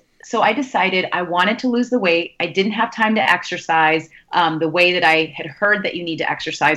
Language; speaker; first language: English; native; English